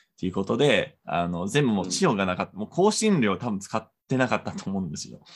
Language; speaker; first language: Japanese; non-native, fluent; Romanian